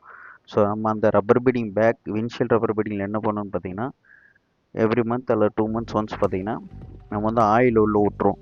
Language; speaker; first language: Tamil; native; Tamil